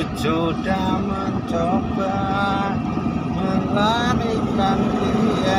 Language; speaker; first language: Indonesian; non-native, local second language; Javanese